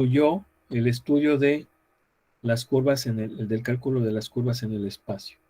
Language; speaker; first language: Spanish; native; Spanish